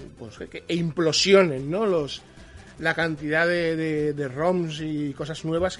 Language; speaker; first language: Spanish; native; Spanish